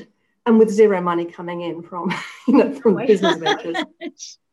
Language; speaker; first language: English; native; English